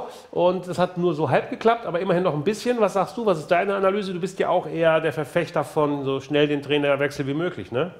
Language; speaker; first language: German; native; German